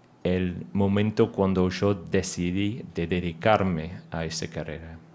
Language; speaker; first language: Spanish; non-native, fluent; English